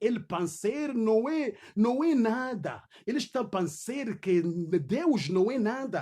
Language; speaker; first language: Portuguese; non-native, learner; Swahili